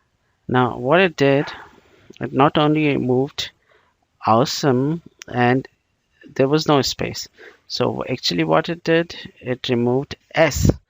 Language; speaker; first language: English; non-native, local second language; Bangla